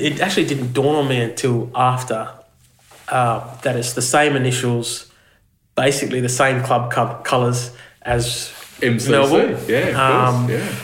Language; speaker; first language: English; native; English